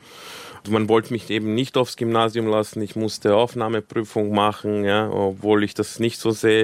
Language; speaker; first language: German; early bilingual, other home language; Croatian